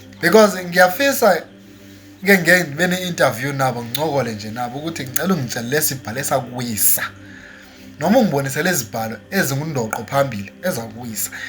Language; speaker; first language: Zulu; non-native, local second language; Xhosa